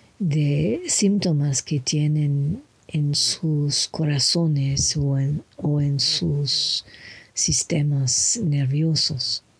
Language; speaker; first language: Spanish; non-native, learner; English